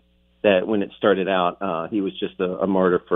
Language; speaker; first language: English; native; English